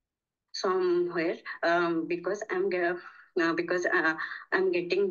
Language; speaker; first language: English; non-native, learner; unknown